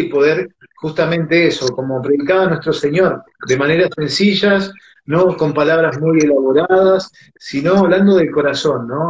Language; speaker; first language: Spanish; native; Spanish